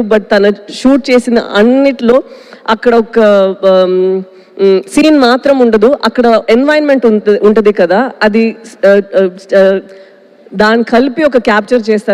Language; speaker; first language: Telugu; non-native, local second language; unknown